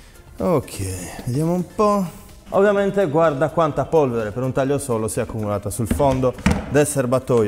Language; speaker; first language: Italian; native; Italian